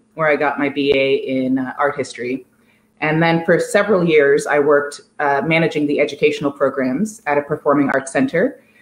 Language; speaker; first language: English; native; English